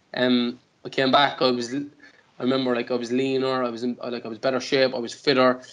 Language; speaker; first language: English; native; English